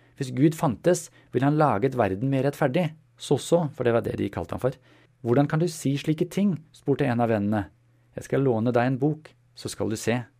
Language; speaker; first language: Norwegian; non-native, fluent; German